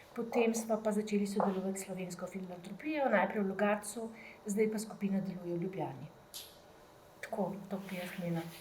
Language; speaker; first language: Slovenian; native; Slovenian